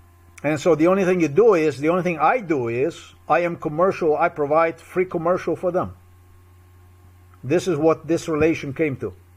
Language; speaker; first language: English; non-native, fluent; Slovenian